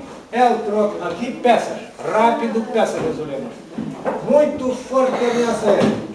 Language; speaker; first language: Portuguese; non-native, learner; Ukrainian